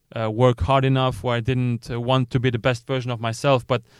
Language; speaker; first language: English; non-native, fluent; Luxembourgish